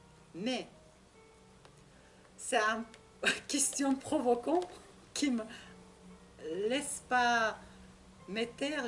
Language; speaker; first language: French; non-native, learner; Russian